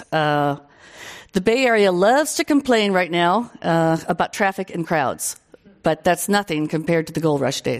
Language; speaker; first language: English; native; English